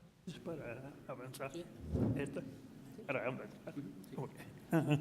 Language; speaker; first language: Spanish; non-native, fluent; English